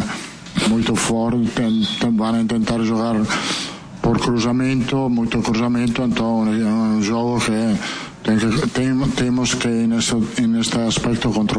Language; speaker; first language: Portuguese; non-native, fluent; Italian